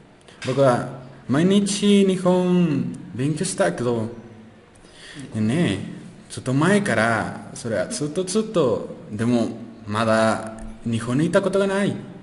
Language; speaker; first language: Japanese; non-native, learner; Spanish